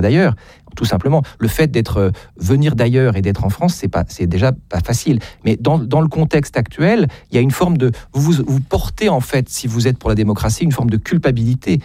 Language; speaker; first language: French; native; French